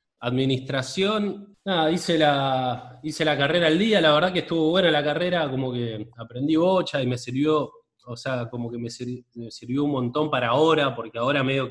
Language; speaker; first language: Spanish; native; Spanish